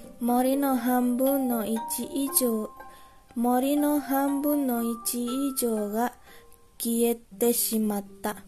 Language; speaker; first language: Japanese; non-native, learner; Indonesian